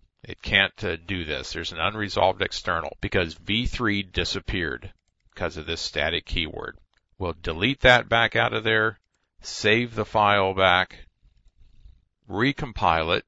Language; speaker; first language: English; native; English